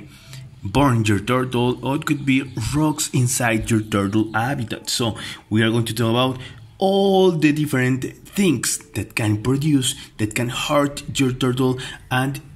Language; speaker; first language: English; non-native, fluent; Spanish